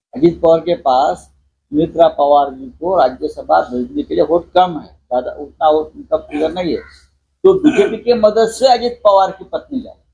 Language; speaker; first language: Hindi; non-native, local second language; Marathi